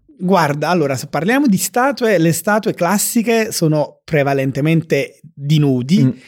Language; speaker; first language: Italian; native; Italian